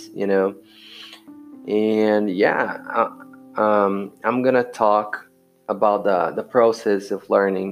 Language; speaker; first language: English; non-native, fluent; Portuguese